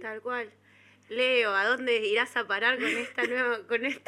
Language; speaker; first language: Spanish; native; Spanish